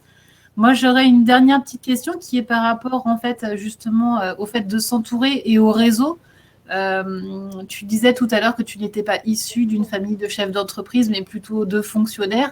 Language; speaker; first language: French; native; French